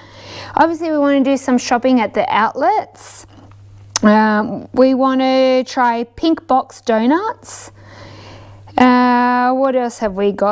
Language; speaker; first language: English; native; English